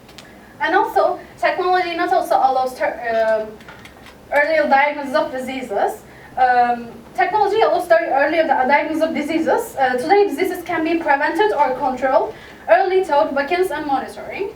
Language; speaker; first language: English; non-native, fluent; Turkish